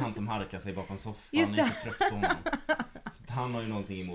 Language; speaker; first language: Swedish; native; Swedish